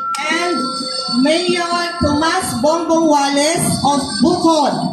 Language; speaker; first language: Filipino; non-native, local second language; Iloko